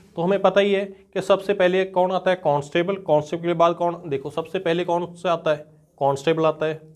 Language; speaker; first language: Hindi; non-native, local second language; Punjabi